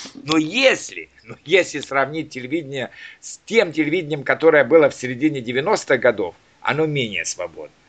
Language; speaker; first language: Russian; native; Russian